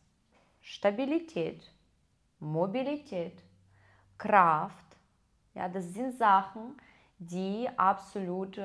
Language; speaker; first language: German; non-native, fluent; Russian